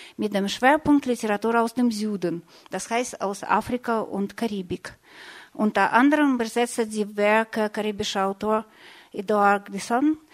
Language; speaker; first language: German; non-native, fluent; Russian